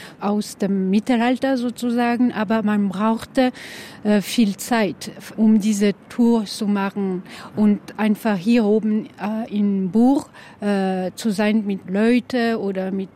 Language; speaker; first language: German; non-native, local second language; French